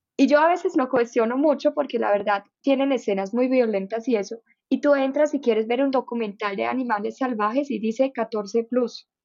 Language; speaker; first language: Spanish; non-native, fluent; German